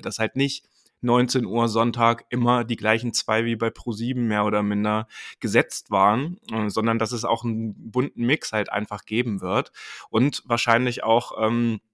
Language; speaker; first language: German; native; German